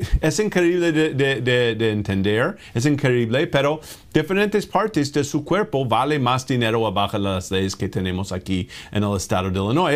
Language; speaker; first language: Spanish; non-native, fluent; English